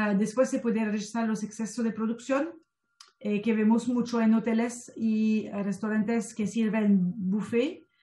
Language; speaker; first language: Spanish; non-native, fluent; French